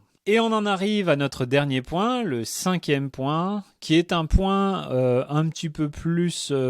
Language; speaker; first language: French; native; French